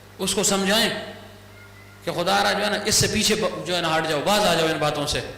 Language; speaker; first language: Urdu; non-native, local second language; Pashto